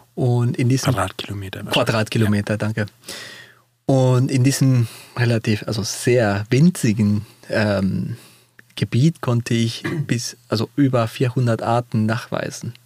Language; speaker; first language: German; non-native, fluent; Spanish